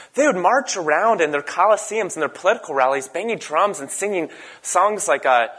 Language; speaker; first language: English; native; English